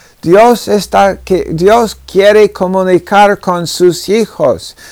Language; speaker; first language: Spanish; non-native, fluent; English